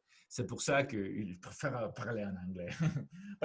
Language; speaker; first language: French; non-native, fluent; Spanish